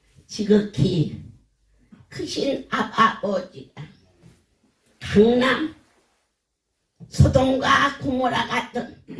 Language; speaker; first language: Korean; native; Korean